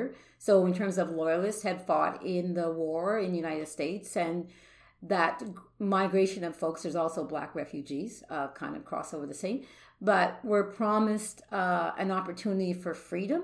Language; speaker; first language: English; native; English